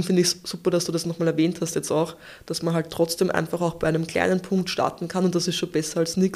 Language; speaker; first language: German; native; German